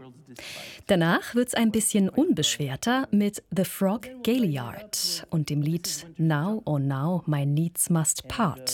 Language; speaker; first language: German; native; German